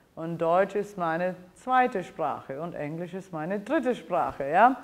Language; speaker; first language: German; non-native, fluent; English